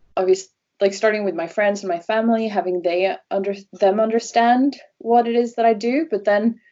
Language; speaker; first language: English; non-native, fluent; Norwegian